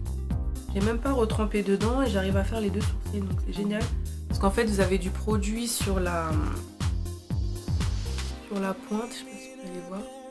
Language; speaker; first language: French; native; French